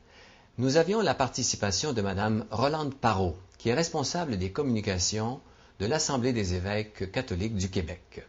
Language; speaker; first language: French; native; French